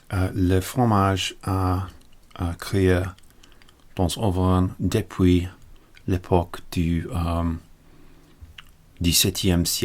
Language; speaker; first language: French; non-native, learner; English